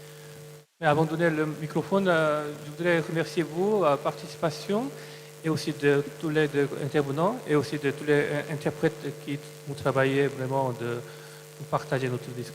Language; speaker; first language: French; non-native, fluent; Korean